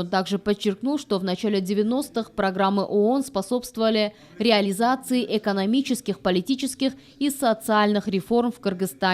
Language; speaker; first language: Russian; native; Russian